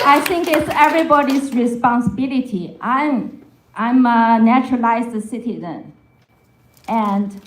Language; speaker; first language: English; non-native, fluent; Chinese